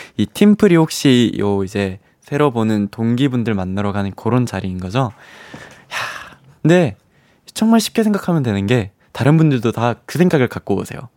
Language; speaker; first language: Korean; native; Korean